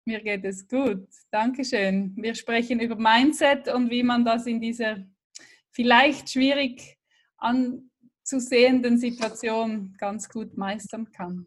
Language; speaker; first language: German; native; German